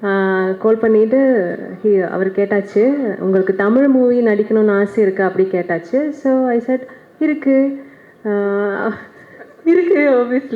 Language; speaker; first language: Tamil; non-native, learner; Malayalam